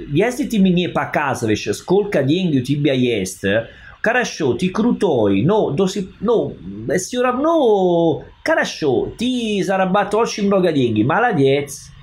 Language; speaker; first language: Russian; non-native, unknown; Italian